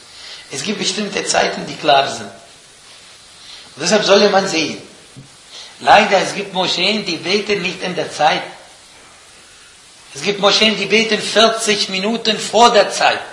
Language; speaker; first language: German; non-native, fluent; Arabic